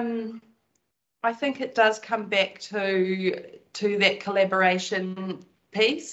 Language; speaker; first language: English; native; English